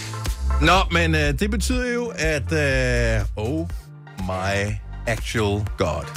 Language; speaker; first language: Danish; native; Danish